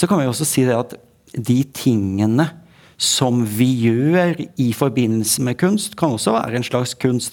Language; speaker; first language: Norwegian; native; Norwegian